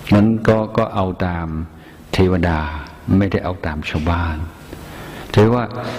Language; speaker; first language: Thai; non-native, fluent; English